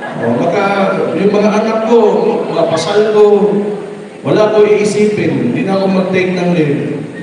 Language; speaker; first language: Filipino; non-native, local second language; Cebuano